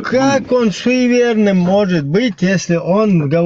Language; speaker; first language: Russian; native; Russian